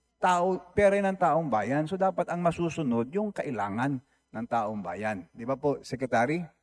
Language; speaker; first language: Filipino; non-native, local second language; Cebuano